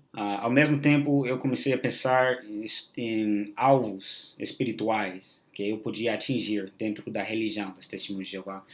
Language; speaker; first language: Portuguese; non-native, fluent; English